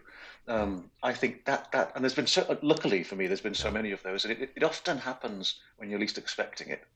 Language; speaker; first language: English; native; English